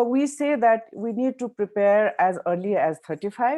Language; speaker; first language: English; non-native, local second language; Nepali